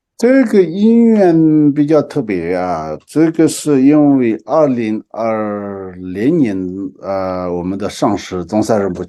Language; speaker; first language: Chinese; non-native, local second language; Tibetan